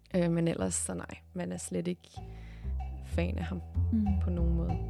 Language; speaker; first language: Danish; early bilingual, other home language; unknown